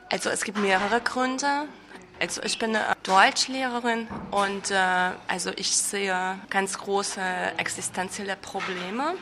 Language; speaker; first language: German; non-native, fluent; Hungarian